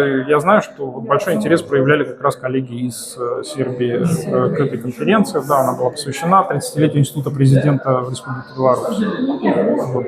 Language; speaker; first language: Russian; native; Russian